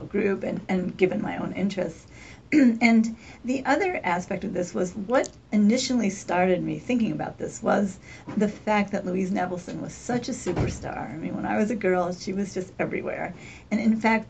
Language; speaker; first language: English; native; English